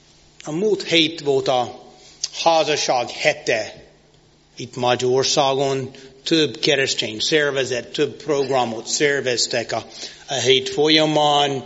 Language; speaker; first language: Hungarian; non-native, fluent; English